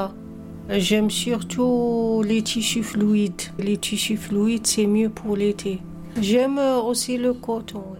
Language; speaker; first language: French; non-native, fluent; Arabic